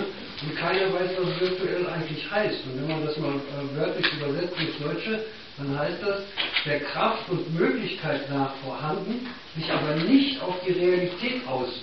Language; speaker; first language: German; native; German